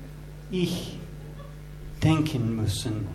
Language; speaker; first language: German; non-native, learner; English